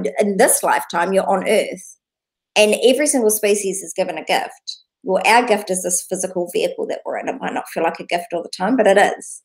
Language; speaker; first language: English; native; English